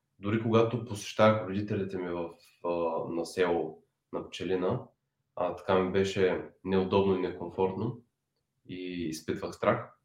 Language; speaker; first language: Bulgarian; native; Bulgarian